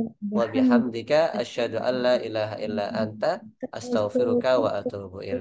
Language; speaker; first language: Arabic; non-native, fluent; Indonesian